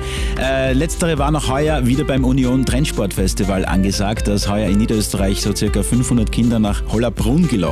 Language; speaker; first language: German; native; German